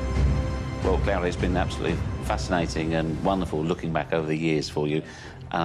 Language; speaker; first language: English; native; English